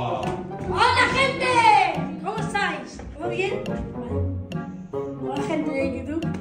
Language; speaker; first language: Spanish; native; Spanish